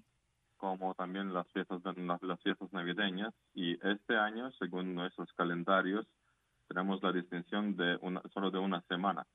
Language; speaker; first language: Spanish; non-native, fluent; Ukrainian